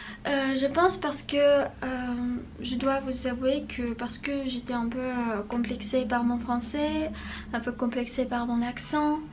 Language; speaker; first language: French; non-native, fluent; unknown